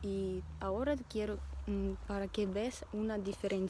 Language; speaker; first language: Spanish; non-native, learner; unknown